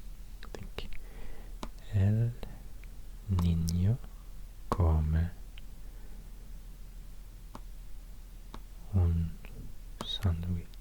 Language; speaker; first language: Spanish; non-native, learner; Swedish